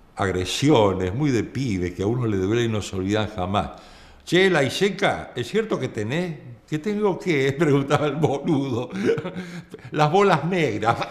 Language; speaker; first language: Spanish; native; Spanish